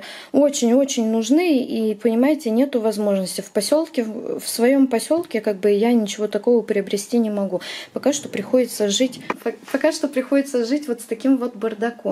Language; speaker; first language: Russian; native; Russian